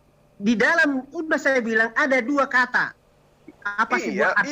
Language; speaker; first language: Indonesian; native; Indonesian